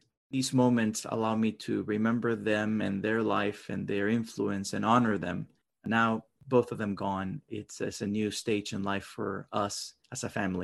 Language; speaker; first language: English; non-native, fluent; Spanish